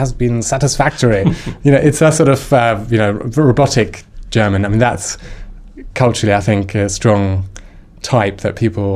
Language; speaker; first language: English; non-native, fluent; German